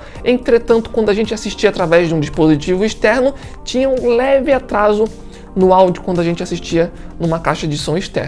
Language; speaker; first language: Portuguese; native; Portuguese